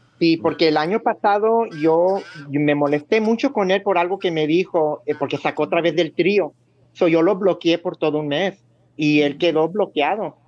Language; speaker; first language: Spanish; early bilingual, heritage; Spanish